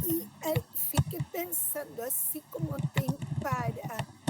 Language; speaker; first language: Portuguese; non-native, fluent; Spanish